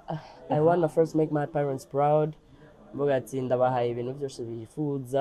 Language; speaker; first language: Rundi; non-native, local second language; Swahili